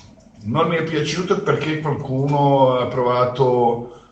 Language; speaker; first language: Italian; non-native, fluent; Croatian